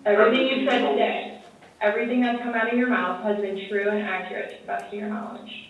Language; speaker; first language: English; native; English